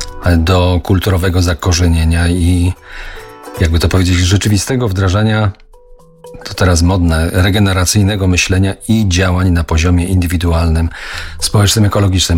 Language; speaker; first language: Polish; native; Polish